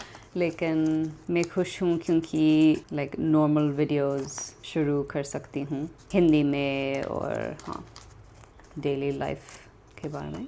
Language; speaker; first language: Hindi; non-native, learner; English